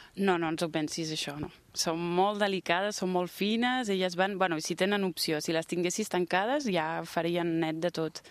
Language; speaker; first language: Catalan; early bilingual, other home language; French